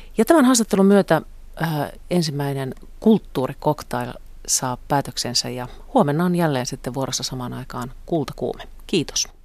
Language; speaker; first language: Finnish; native; Finnish